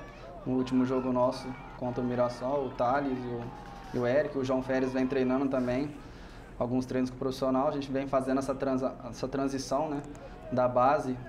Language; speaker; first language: Portuguese; native; Portuguese